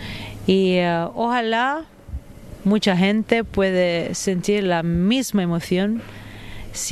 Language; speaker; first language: Spanish; non-native, fluent; Italian